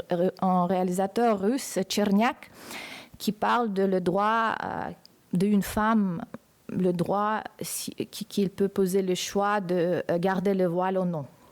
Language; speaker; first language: French; non-native, fluent; Uzbek